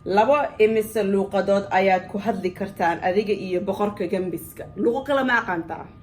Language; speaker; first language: Somali; early bilingual, heritage; Somali